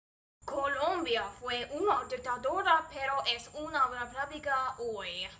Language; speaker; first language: Spanish; non-native, learner; English